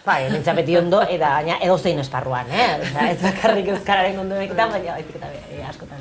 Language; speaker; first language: Basque; non-native, local second language; Spanish